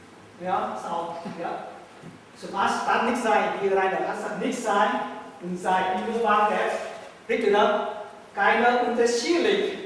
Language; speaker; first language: German; non-native, learner; Vietnamese